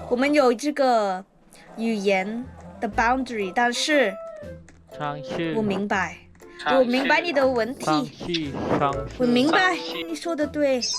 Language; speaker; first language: Chinese; non-native, learner; English